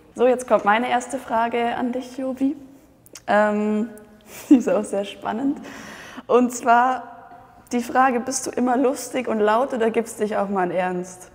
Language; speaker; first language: German; native; German